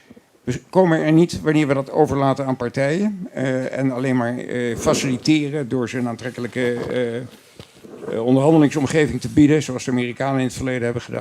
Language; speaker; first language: Dutch; native; Dutch